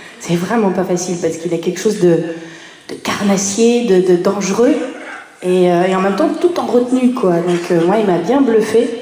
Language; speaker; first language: French; native; French